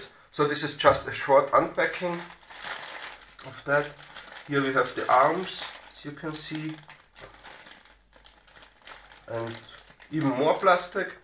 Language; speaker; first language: English; non-native, fluent; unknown